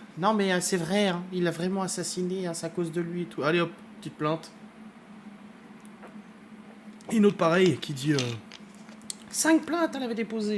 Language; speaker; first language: French; native; French